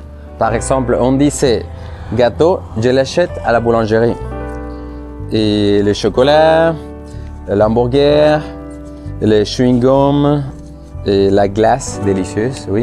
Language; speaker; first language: French; non-native, fluent; Spanish